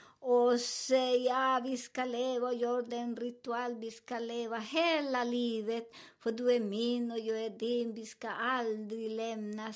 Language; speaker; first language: Swedish; non-native, fluent; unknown